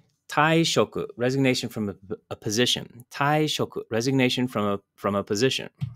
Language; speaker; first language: English; native; English